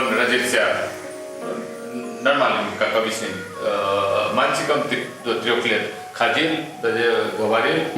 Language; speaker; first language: Russian; non-native, fluent; Nepali